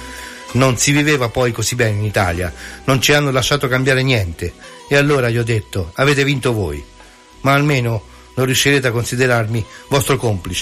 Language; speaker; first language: Italian; native; Italian